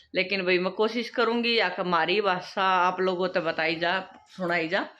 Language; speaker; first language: Hindi; native; Hindi